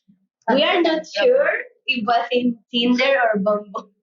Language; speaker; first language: English; non-native, learner; Spanish